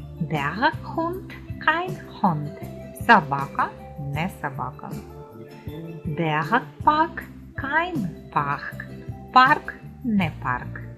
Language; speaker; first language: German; non-native, fluent; Ukrainian